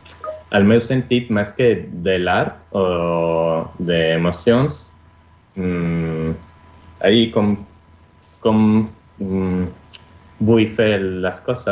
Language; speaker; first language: Catalan; non-native, learner; Italian